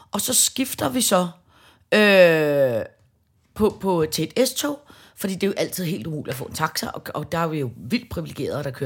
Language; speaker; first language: Danish; native; Danish